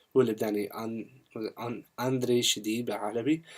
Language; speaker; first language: Arabic; non-native, learner; English